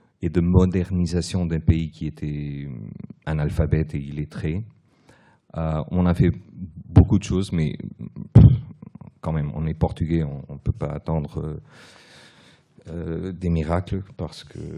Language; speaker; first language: French; early bilingual, other home language; Portuguese